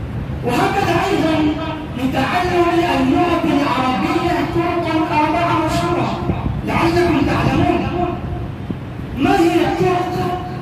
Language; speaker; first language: Arabic; non-native, fluent; Urdu